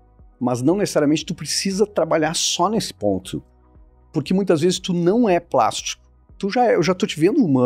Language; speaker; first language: Portuguese; native; Portuguese